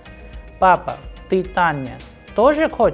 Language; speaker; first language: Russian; non-native, fluent; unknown